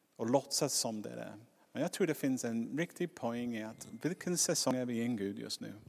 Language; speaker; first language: Swedish; non-native, fluent; English